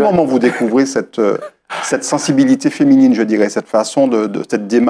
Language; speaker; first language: French; native; French